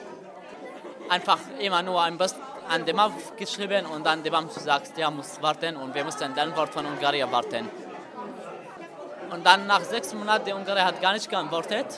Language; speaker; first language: German; non-native, learner; Arabic